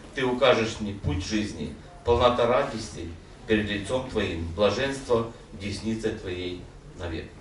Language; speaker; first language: Russian; non-native, local second language; Ukrainian